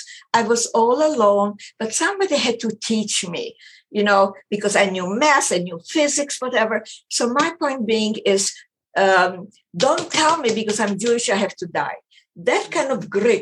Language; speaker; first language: English; non-native, fluent; German